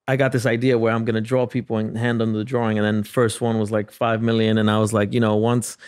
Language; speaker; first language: English; native; English